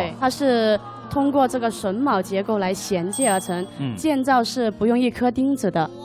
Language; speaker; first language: Chinese; non-native, local second language; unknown